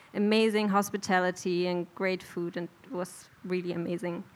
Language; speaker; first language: English; non-native, fluent; German